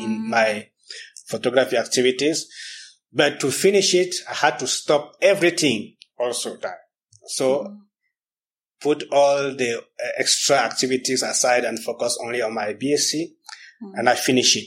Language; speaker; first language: English; non-native, local second language; French